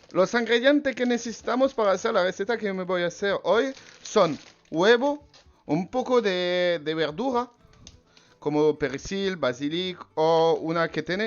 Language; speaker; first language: Spanish; non-native, learner; French